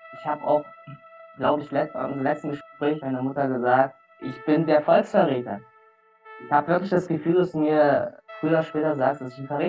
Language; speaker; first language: German; non-native, fluent; Russian